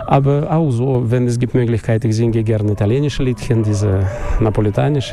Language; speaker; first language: German; non-native, learner; Russian